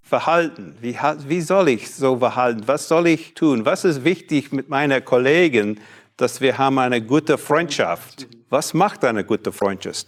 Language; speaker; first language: German; non-native, fluent; English